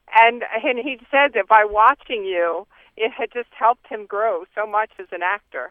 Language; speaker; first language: English; non-native, fluent; Polish